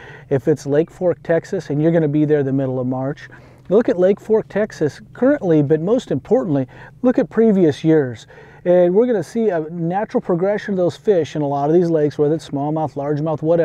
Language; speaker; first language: English; native; English